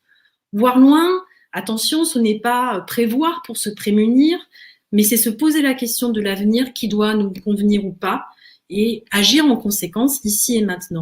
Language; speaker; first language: French; native; French